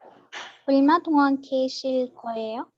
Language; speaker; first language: Korean; non-native, learner; Arabic